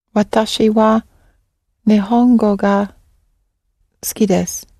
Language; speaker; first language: Japanese; non-native, learner; English